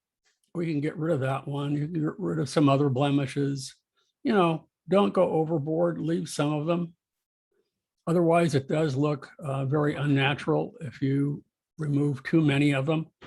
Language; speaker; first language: English; native; English